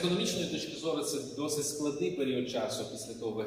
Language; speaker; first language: Ukrainian; native; Ukrainian